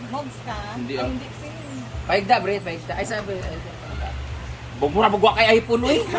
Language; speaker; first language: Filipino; non-native, local second language; Cebuano